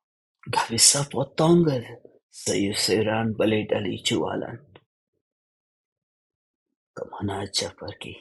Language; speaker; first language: Indonesian; non-native, fluent; Hindi